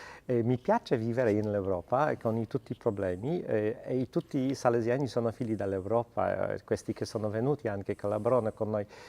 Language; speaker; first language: Italian; non-native, fluent; Polish